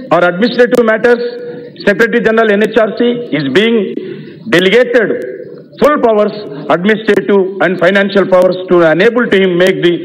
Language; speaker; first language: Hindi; non-native, local second language; Telugu